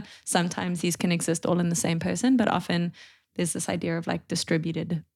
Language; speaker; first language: English; native; English